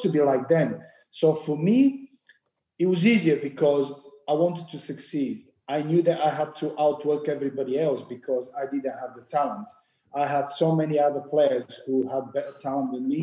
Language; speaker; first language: English; non-native, fluent; Bulgarian